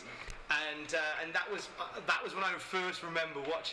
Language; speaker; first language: English; native; English